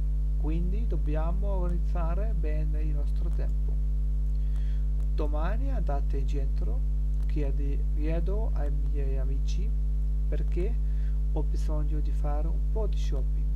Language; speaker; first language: Italian; non-native, learner; German